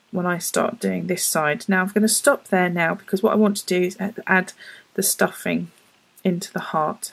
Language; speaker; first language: English; native; English